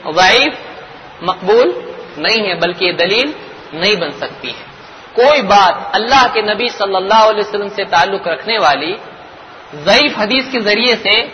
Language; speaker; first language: Urdu; native; Urdu